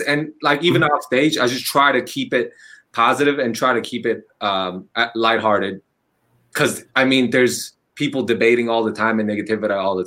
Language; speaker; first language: English; non-native, fluent; Chinese